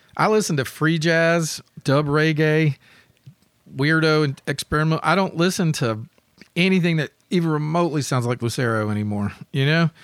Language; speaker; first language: English; native; English